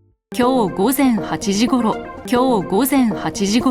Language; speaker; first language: Japanese; native; Japanese